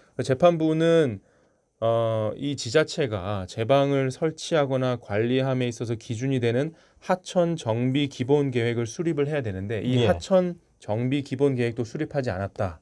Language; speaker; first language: Korean; native; Korean